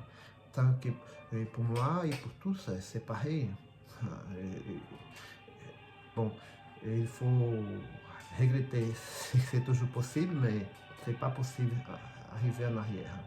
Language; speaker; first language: French; non-native, fluent; Portuguese